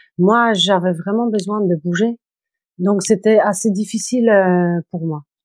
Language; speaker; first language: French; non-native, fluent; Polish